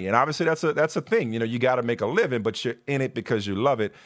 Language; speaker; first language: English; native; English